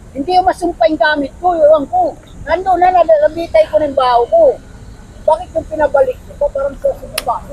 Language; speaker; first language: Filipino; native; Filipino